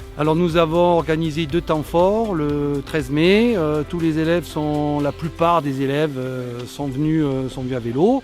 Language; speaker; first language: French; native; French